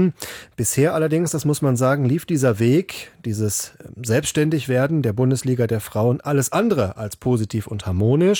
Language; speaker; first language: German; native; German